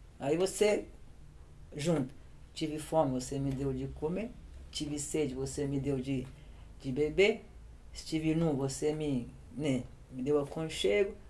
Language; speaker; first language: Portuguese; non-native, local second language; Kabuverdianu